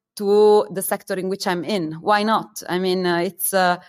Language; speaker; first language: English; non-native, fluent; Italian